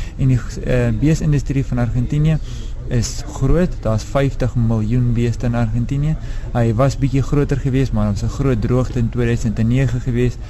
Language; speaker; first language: Afrikaans; native; Afrikaans